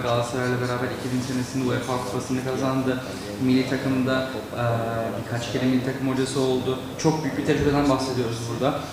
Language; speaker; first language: Turkish; non-native, fluent; Czech